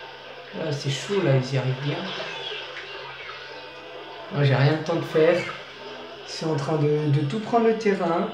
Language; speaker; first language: French; native; French